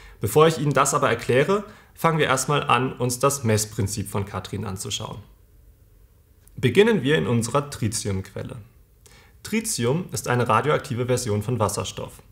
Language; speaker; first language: German; native; German